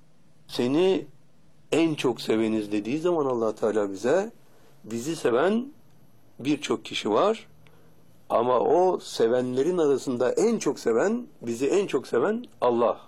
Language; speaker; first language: Turkish; native; Turkish